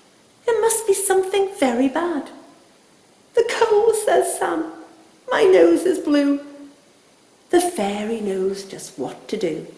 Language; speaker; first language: English; native; English